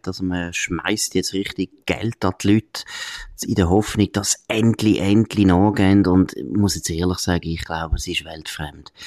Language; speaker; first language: German; native; German